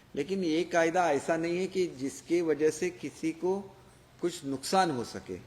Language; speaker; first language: Hindi; non-native, local second language; Marathi